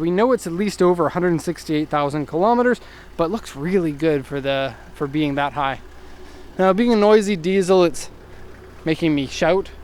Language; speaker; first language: English; native; English